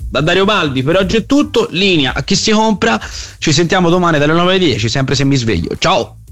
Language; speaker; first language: Italian; native; Italian